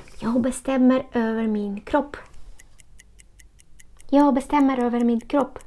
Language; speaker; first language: Swedish; non-native, learner; Ukrainian